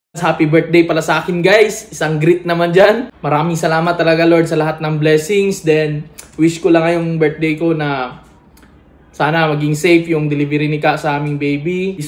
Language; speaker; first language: Filipino; non-native, local second language; Cebuano